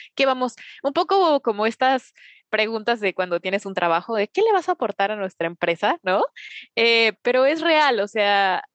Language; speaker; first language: Spanish; native; Spanish